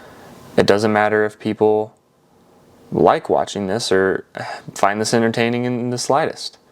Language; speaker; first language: English; native; English